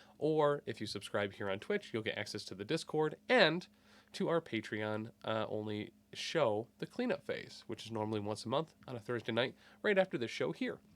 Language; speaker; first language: English; native; English